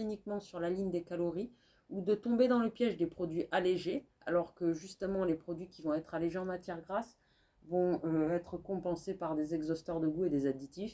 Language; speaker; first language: French; native; French